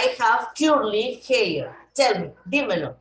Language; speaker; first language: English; non-native, learner; Spanish